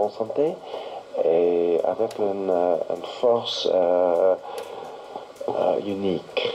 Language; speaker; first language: French; non-native, learner; English